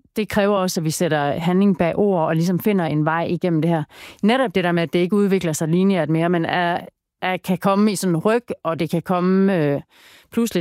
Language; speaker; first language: Danish; native; Danish